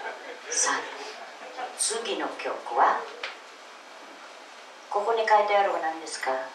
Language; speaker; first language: Japanese; non-native, fluent; Filipino